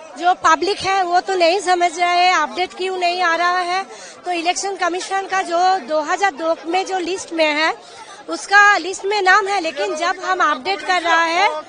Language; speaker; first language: Hindi; non-native, local second language; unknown